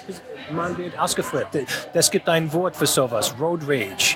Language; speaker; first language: German; non-native, fluent; English